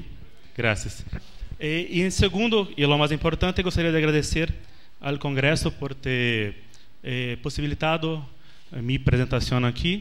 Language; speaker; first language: Spanish; non-native, learner; Portuguese